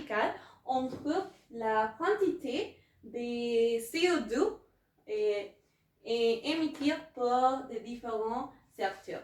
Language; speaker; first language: French; non-native, learner; Spanish